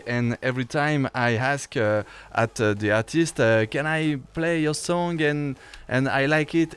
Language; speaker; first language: English; non-native, learner; French